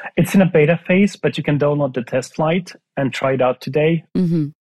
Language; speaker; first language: English; non-native, fluent; Finnish